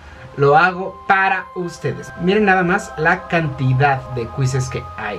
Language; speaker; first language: Spanish; native; Spanish